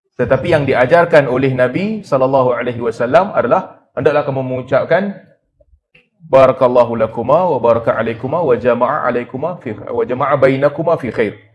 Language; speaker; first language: Malay; native; Malay